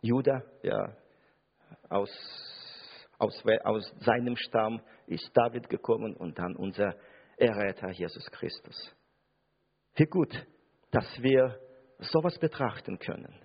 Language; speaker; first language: German; non-native, fluent; Russian